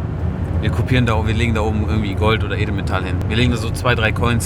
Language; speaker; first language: German; native; German